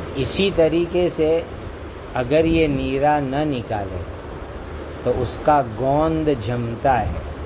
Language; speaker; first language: Urdu; non-native, local second language; Gujarati